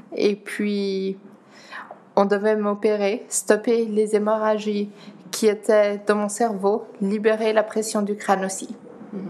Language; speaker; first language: French; non-native, fluent; Dutch